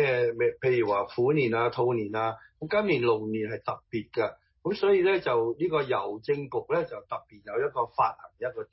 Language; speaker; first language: Chinese; early bilingual, heritage; Cantonese